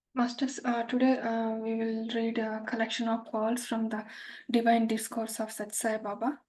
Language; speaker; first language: English; non-native, local second language; Telugu